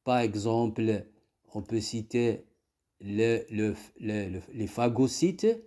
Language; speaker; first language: French; non-native, local second language; Arabic